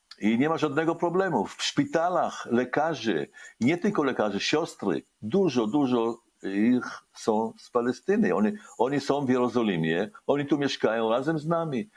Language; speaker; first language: Polish; early bilingual, heritage; Hebrew